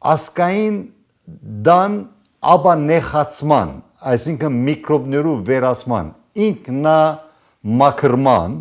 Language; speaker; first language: Armenian; native; Armenian